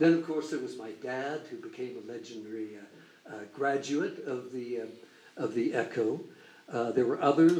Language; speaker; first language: English; native; English